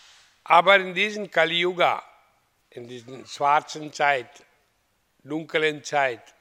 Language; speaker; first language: German; non-native, fluent; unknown